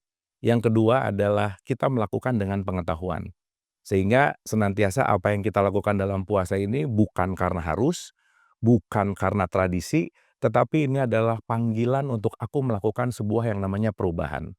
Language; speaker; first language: Indonesian; native; Indonesian